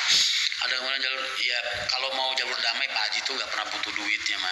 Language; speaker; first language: Indonesian; native; Indonesian